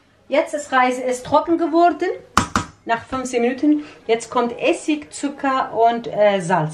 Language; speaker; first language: German; non-native, learner; Central Kurdish